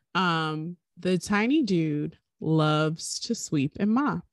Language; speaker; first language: English; native; English